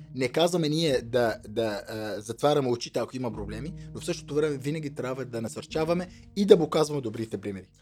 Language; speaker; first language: Bulgarian; non-native, fluent; Arabic